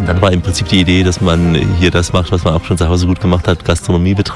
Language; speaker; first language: German; native; German